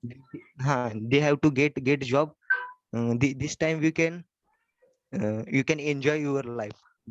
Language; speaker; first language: English; non-native, learner; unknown